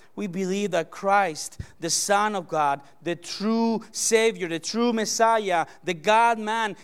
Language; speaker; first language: English; non-native, fluent; Spanish